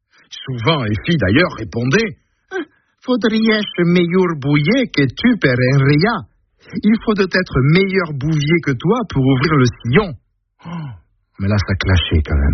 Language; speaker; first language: French; native; French